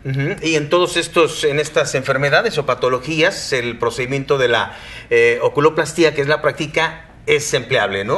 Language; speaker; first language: Spanish; native; Spanish